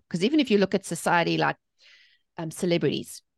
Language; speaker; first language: English; native; English